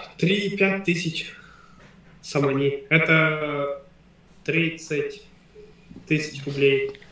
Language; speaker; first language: Russian; non-native, local second language; Tajik